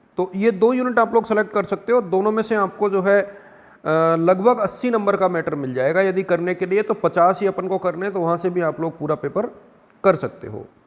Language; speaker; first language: Hindi; native; Hindi